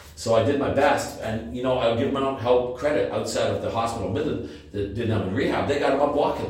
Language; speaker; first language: English; native; English